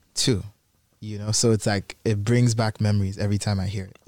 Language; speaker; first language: English; non-native, local second language; Igbo